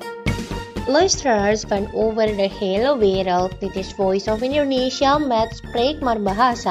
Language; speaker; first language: Dutch; non-native, learner; Indonesian